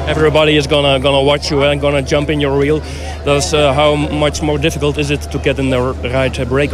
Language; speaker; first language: English; non-native, fluent; Dutch